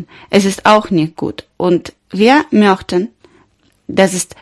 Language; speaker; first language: German; non-native, learner; Ukrainian